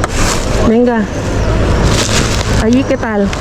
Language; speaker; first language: Spanish; non-native, fluent; Filipino